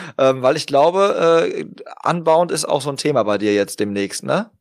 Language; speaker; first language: German; native; German